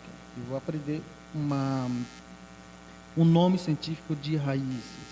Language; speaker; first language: Portuguese; non-native, local second language; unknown